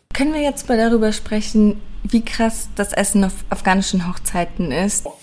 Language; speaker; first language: German; early bilingual, other home language; Persian